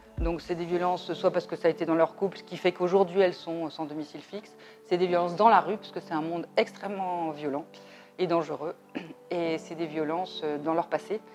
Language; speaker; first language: French; native; French